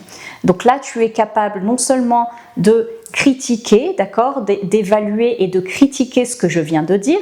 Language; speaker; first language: French; native; French